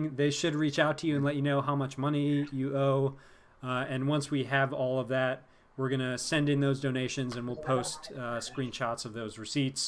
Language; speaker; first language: English; native; English